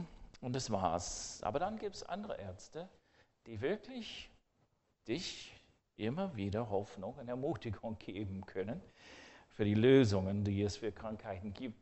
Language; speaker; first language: German; non-native, fluent; English